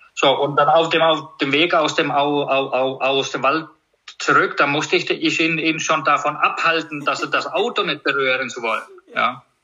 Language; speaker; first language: German; non-native, fluent; Icelandic